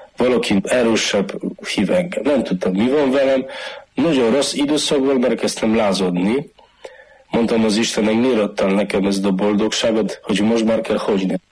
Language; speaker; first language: Hungarian; non-native, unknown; Polish